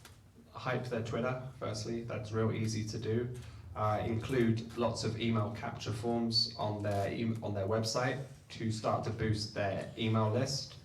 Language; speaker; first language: English; native; English